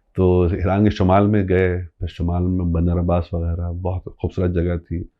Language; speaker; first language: Urdu; non-native, local second language; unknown